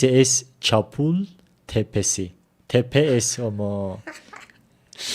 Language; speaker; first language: Spanish; non-native, learner; Turkish